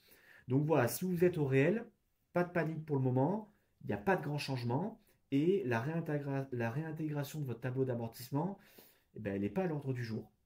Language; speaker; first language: French; native; French